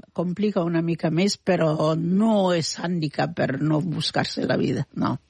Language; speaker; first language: Catalan; non-native, fluent; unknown